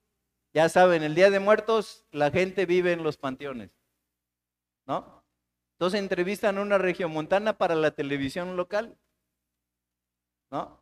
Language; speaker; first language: Spanish; native; Spanish